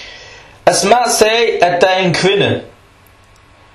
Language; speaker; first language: Danish; early bilingual, other home language; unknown